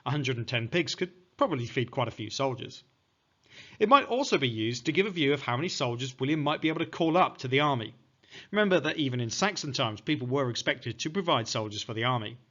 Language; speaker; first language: English; native; English